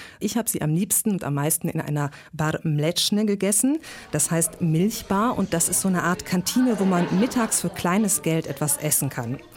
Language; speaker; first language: German; native; German